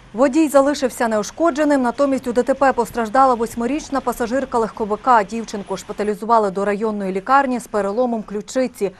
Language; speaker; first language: Ukrainian; native; Ukrainian